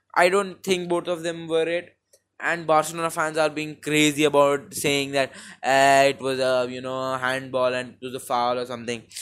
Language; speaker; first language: English; non-native, local second language; Hindi